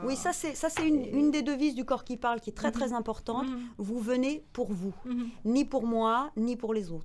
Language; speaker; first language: French; native; French